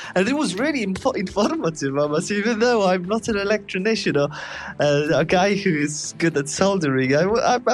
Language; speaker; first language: English; non-native, fluent; Polish